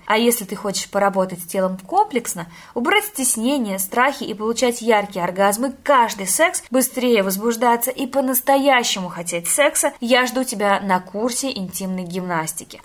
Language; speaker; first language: Russian; native; Russian